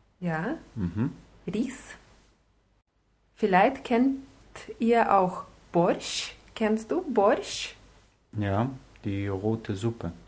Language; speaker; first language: German; non-native, fluent; Russian